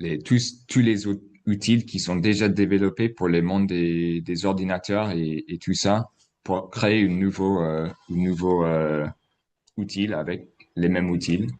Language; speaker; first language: French; non-native, fluent; English